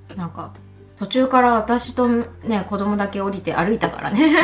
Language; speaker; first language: Japanese; native; Japanese